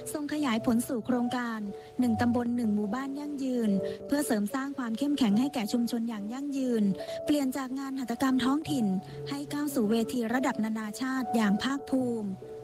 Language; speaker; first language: Thai; native; Thai